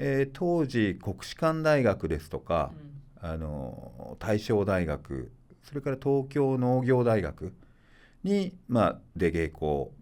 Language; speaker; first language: Japanese; native; Japanese